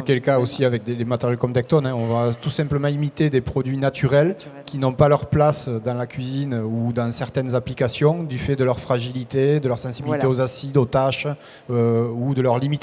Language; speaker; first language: French; native; French